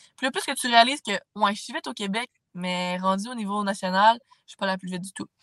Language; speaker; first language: French; native; French